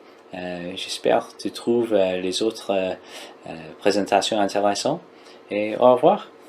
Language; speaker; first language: French; non-native, learner; English